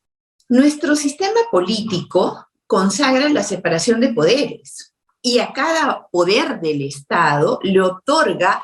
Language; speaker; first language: Spanish; native; Spanish